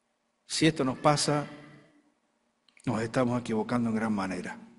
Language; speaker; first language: Spanish; native; Spanish